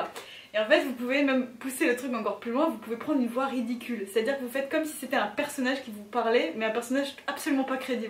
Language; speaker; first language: French; native; French